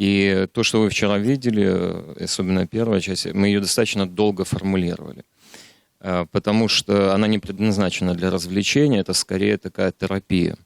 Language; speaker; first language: Russian; native; Russian